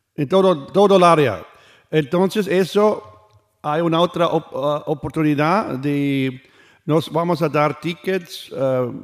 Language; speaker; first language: Spanish; non-native, learner; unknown